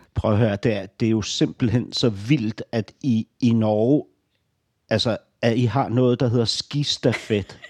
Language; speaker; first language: Danish; native; Danish